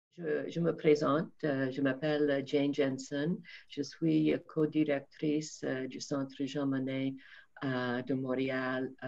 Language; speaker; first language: French; non-native, fluent; English